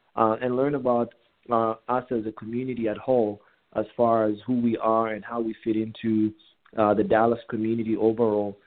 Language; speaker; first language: English; non-native, local second language; Bemba